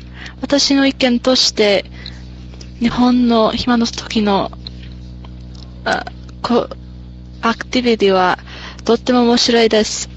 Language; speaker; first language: Japanese; non-native, learner; English